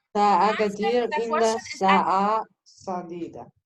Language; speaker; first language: Arabic; non-native, learner; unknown